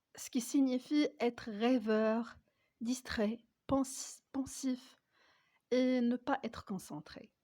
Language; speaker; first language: French; non-native, local second language; Arabic